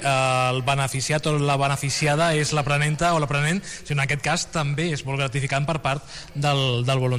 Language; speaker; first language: Catalan; native; Catalan